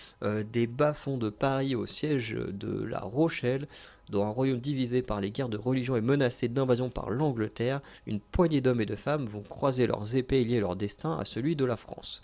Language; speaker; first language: French; native; French